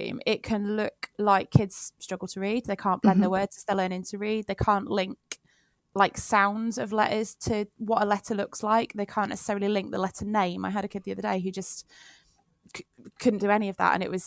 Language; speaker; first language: English; native; English